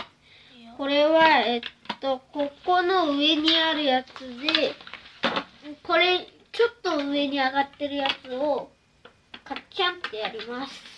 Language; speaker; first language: Japanese; early bilingual, other home language; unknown